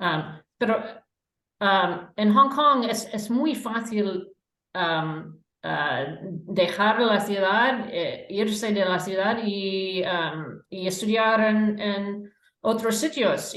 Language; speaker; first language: Spanish; non-native, fluent; English